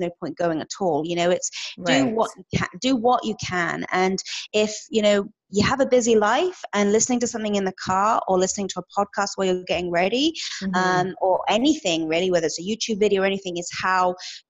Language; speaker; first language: English; native; English